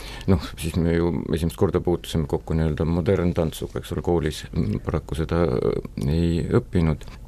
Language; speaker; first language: Estonian; native; Estonian